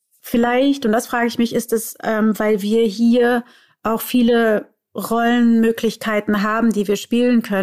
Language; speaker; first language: German; native; German